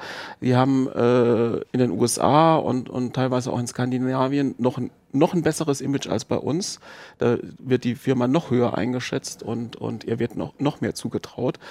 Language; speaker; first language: German; native; German